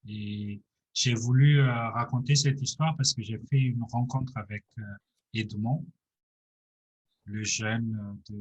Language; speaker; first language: French; non-native, local second language; Malagasy